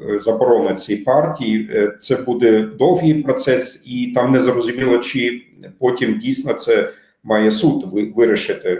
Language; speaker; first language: Ukrainian; non-native, fluent; German